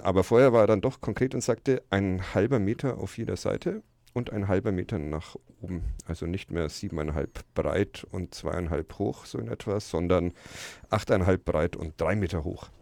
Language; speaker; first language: German; native; German